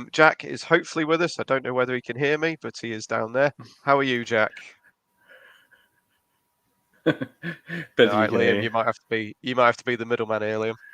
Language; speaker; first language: English; native; English